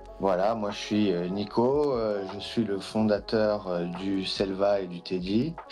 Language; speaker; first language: French; early bilingual, other home language; Portuguese